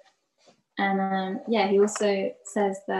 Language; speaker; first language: English; native; English